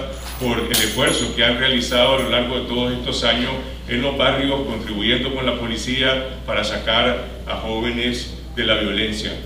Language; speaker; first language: Spanish; native; Spanish